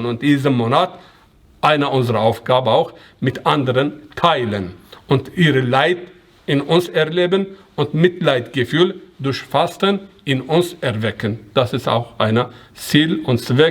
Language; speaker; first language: German; non-native, learner; Persian